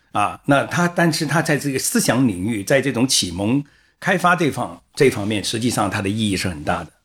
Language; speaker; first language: Chinese; native; Chinese